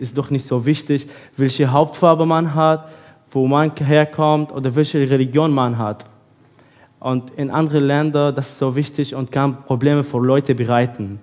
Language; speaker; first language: German; non-native, learner; Arabic